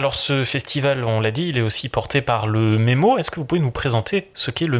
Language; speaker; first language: French; native; French